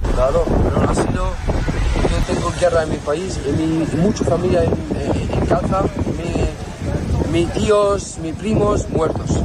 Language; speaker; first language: Spanish; non-native, learner; Arabic